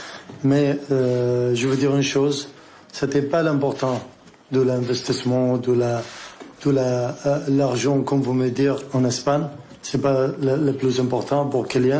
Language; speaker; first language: French; non-native, learner; Arabic